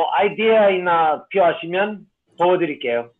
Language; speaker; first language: Korean; non-native, fluent; English